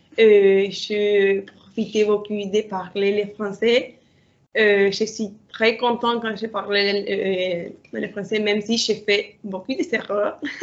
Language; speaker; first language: French; non-native, learner; Spanish